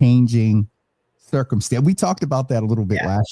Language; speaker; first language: English; native; English